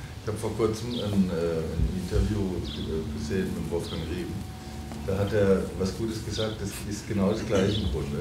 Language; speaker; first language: German; native; German